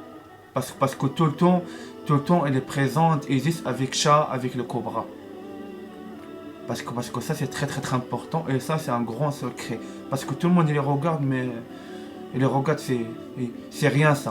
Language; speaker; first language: French; non-native, learner; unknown